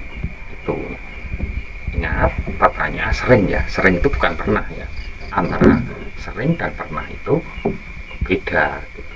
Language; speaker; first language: Indonesian; non-native, local second language; Javanese